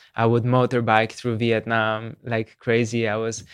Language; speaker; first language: English; non-native, fluent; Slovenian